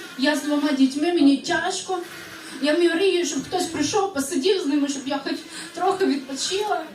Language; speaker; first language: Ukrainian; non-native, local second language; Russian